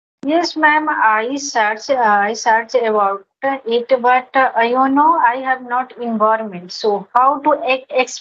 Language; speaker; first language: English; non-native, learner; Hindi